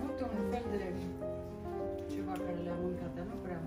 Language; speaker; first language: Romanian; non-native, learner; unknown